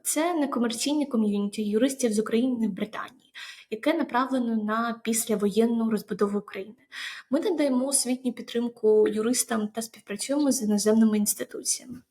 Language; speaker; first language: Ukrainian; native; Ukrainian